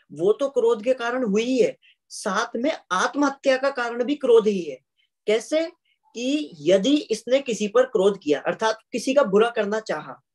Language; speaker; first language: Hindi; native; Hindi